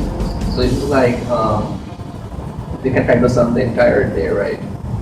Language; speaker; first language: English; non-native, local second language; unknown